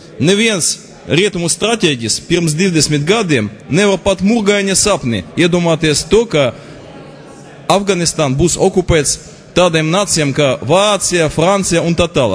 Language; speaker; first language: Latvian; non-native, local second language; Russian